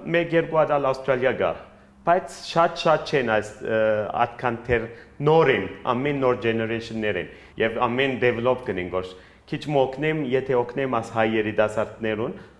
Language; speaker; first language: Armenian; early bilingual, heritage; Armenian